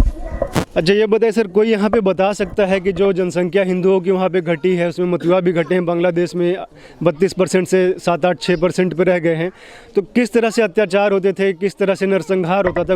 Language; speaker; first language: Hindi; native; Hindi